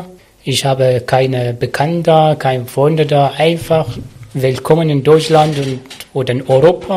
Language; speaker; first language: German; non-native, learner; Arabic